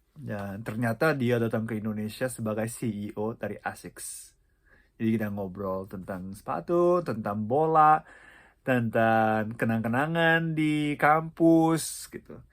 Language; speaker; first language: Indonesian; non-native, fluent; Japanese